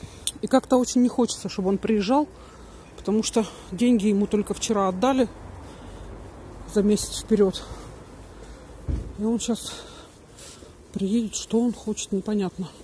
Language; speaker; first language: Russian; native; Russian